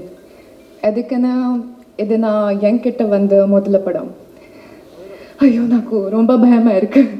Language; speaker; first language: Tamil; non-native, learner; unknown